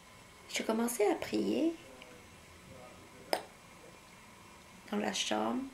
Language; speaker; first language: French; non-native, fluent; Khmer